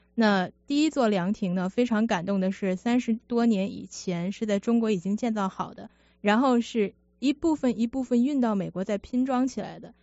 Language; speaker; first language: Chinese; native; Chinese